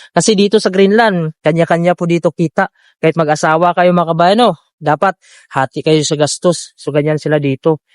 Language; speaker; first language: Filipino; native; Filipino